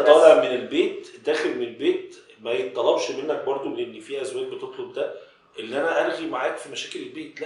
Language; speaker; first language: Arabic; native; Arabic